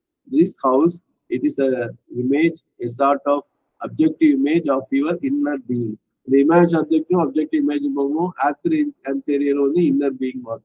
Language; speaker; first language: English; non-native, local second language; Tamil